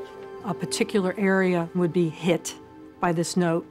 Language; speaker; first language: English; native; English